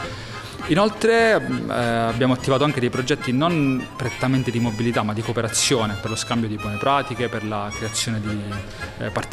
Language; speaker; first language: Italian; native; Italian